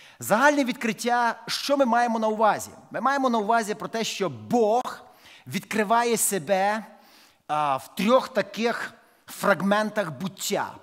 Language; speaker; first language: Ukrainian; native; Ukrainian